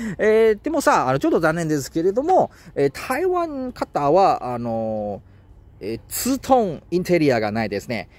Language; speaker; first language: Japanese; non-native, learner; Chinese